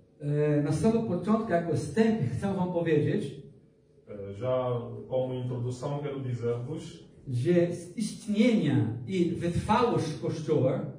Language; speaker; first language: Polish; non-native, learner; Portuguese